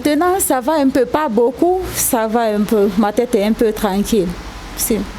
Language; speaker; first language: French; non-native, local second language; Susu